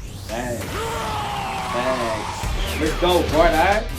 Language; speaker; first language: English; native; English